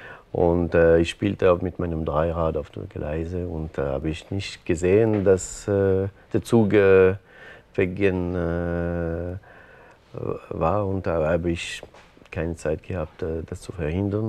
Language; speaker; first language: German; non-native, local second language; French